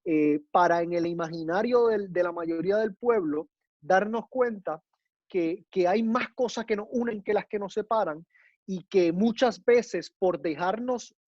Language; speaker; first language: Spanish; native; Spanish